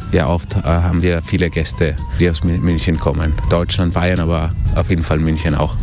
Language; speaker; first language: German; early bilingual, heritage; German